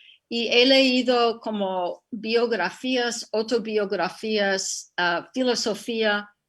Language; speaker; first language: Spanish; non-native, fluent; English